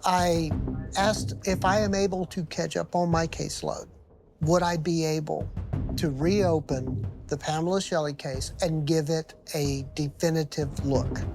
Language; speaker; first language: English; native; English